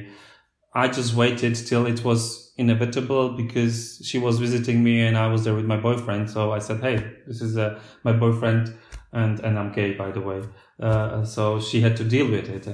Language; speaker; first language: English; non-native, fluent; Slovak